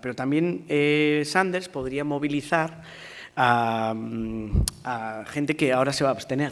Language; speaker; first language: Spanish; native; Spanish